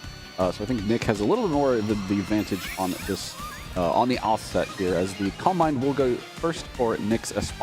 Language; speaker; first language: English; native; English